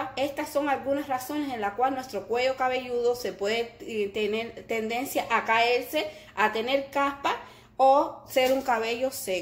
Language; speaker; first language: Spanish; native; Spanish